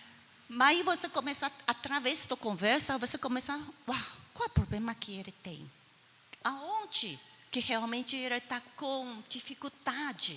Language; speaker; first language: Portuguese; non-native, fluent; Chinese